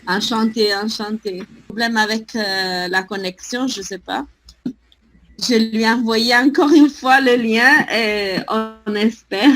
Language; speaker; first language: French; non-native, fluent; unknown